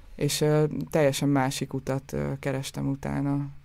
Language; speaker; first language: Hungarian; native; Hungarian